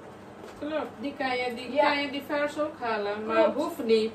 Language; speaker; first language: Dutch; non-native, local second language; Caribbean Hindustani